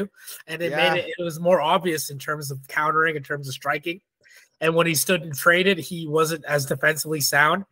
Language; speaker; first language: English; native; English